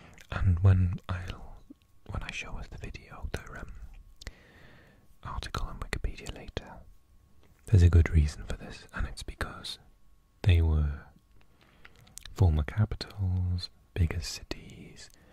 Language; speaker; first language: English; native; English